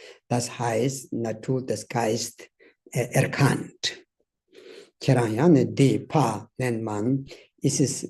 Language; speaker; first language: German; non-native, learner; Tibetan